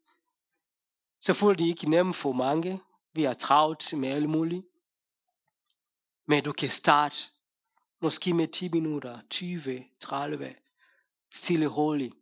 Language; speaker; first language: Danish; non-native, fluent; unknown